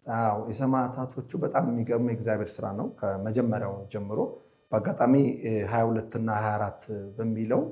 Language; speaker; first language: Amharic; native; Amharic